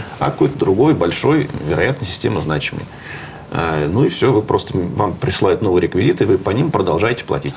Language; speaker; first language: Russian; native; Russian